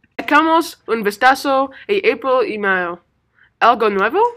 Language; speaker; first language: Spanish; non-native, learner; English